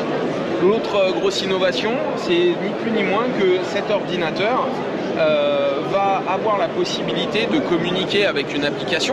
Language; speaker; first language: French; native; French